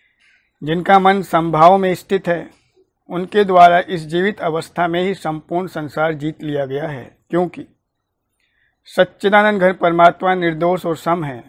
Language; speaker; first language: Hindi; native; Hindi